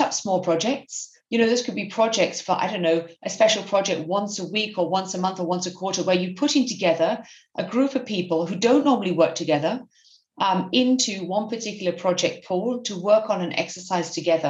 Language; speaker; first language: English; native; English